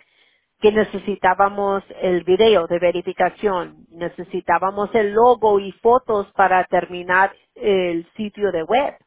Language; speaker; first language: Spanish; early bilingual, heritage; Spanish